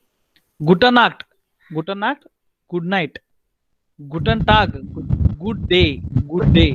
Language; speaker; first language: German; non-native, learner; Marathi